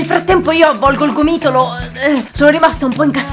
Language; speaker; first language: Italian; native; Italian